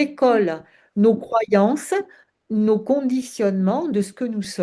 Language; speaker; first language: French; native; French